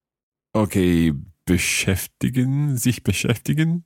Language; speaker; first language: German; non-native, learner; English